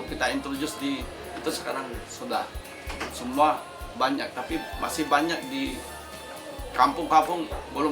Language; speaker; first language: Indonesian; non-native, fluent; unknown